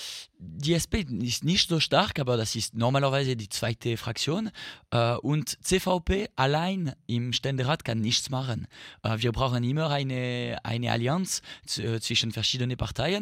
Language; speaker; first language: German; non-native, fluent; French